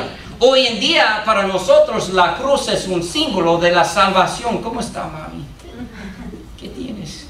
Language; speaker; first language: Spanish; non-native, fluent; English